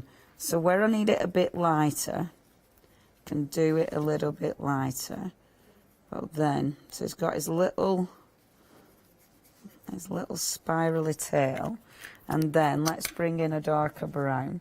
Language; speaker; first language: English; native; English